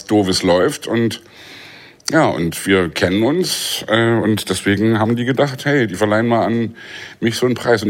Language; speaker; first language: German; native; German